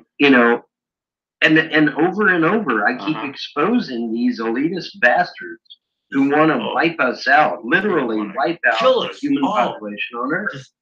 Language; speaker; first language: English; native; English